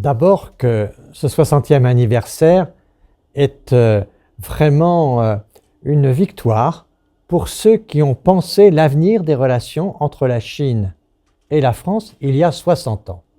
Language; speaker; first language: French; native; French